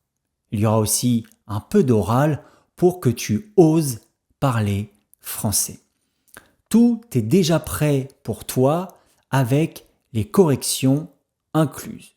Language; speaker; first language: French; native; French